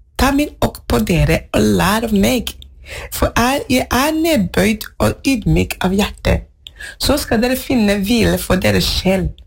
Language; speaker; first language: Norwegian; non-native, fluent; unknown